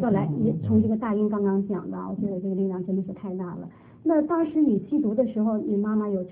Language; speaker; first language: Chinese; native; Chinese